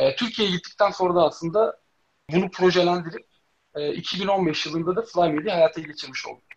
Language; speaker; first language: Turkish; native; Turkish